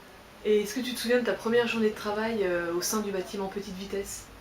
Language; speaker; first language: French; native; French